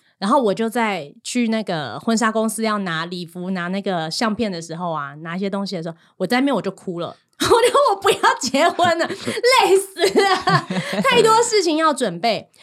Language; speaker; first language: Chinese; native; Chinese